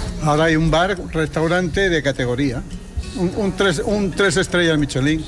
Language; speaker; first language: Spanish; native; Spanish